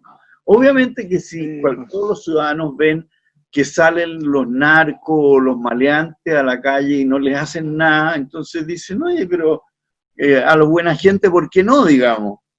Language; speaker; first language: Spanish; native; Spanish